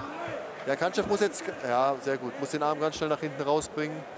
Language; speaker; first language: German; native; German